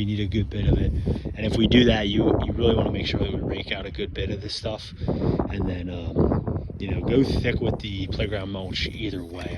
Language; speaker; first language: English; native; English